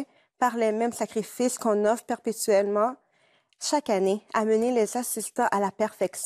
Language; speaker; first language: French; native; French